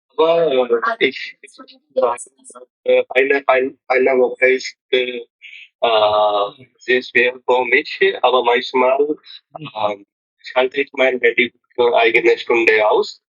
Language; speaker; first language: German; non-native, learner; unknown